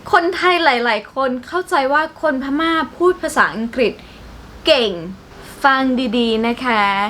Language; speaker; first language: Thai; non-native, fluent; Burmese